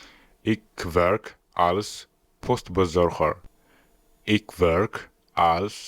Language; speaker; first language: Dutch; non-native, learner; Tigrinya